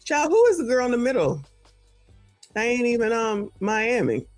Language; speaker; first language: English; native; English